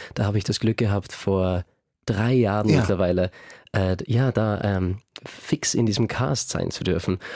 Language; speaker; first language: German; native; German